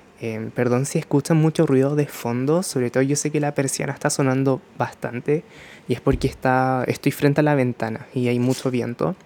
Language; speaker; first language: Spanish; early bilingual, other home language; Japanese